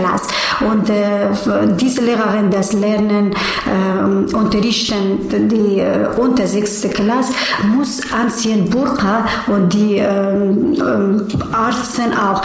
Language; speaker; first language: German; non-native, learner; Persian